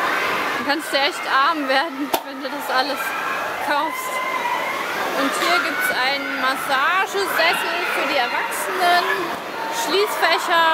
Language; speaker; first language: German; native; German